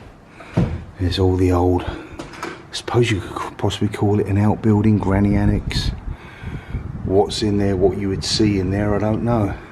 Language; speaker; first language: English; native; English